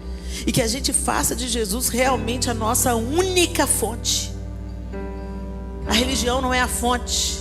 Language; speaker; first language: Portuguese; native; Portuguese